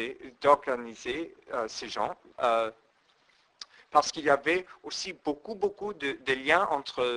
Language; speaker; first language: French; non-native, fluent; English